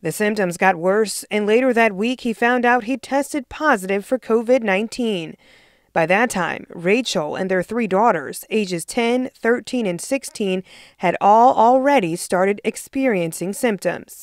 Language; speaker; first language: English; native; English